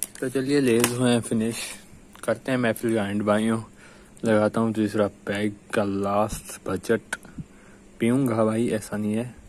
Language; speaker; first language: Hindi; non-native, local second language; Punjabi